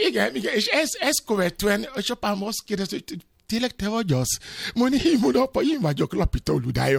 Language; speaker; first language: Hungarian; non-native, fluent; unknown